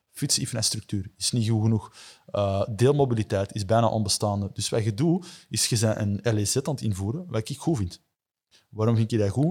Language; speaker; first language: Dutch; native; Dutch